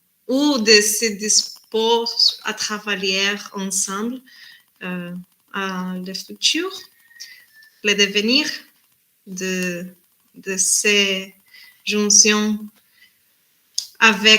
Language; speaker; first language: French; non-native, learner; Spanish